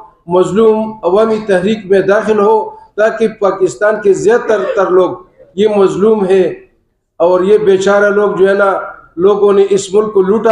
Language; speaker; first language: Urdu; non-native, local second language; Pashto